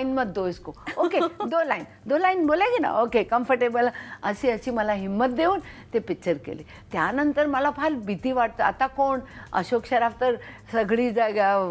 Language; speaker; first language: Marathi; non-native, local second language; Hindi